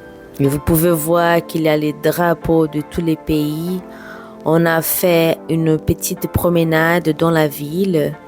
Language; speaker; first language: French; non-native, fluent; Portuguese